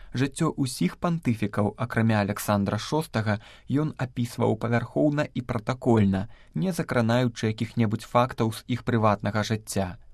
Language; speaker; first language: Belarusian; native; Belarusian